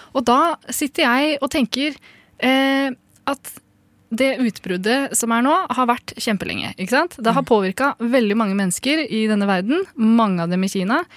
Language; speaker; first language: Norwegian; early bilingual, other home language; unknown